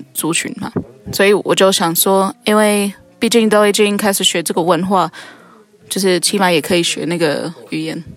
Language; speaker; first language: Chinese; non-native, fluent; English